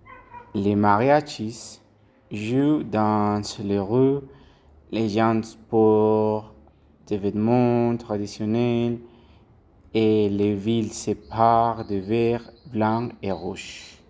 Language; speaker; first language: French; non-native, learner; Spanish